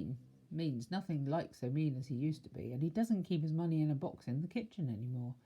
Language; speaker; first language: English; native; English